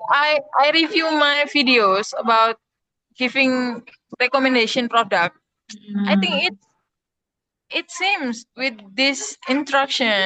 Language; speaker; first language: English; non-native, learner; Indonesian